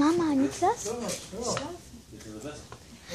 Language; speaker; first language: German; non-native, learner; English